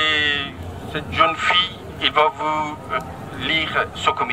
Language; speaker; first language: French; non-native, fluent; Persian